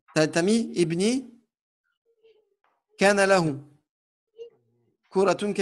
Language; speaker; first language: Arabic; non-native, fluent; French